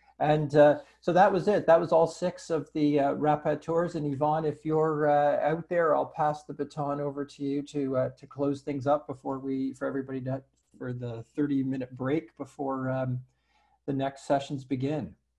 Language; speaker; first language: English; native; English